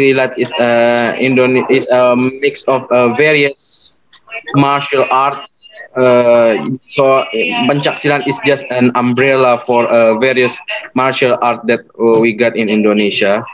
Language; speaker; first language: English; non-native, learner; Indonesian